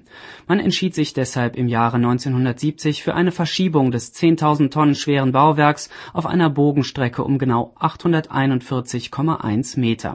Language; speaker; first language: German; native; German